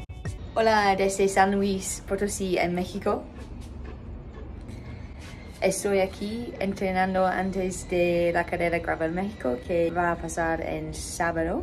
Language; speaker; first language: Spanish; non-native, fluent; English